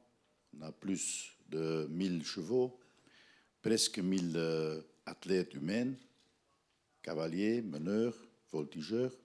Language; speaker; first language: French; non-native, fluent; Dutch